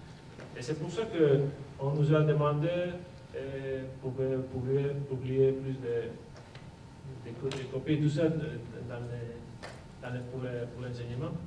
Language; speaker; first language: French; non-native, fluent; Basque